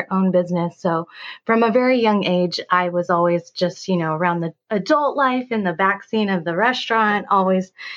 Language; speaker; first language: English; native; English